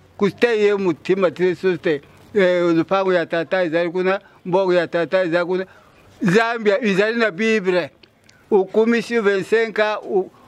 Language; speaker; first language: Lingala; non-native, local second language; Luba-Lulua